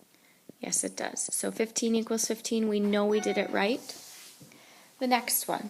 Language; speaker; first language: English; native; English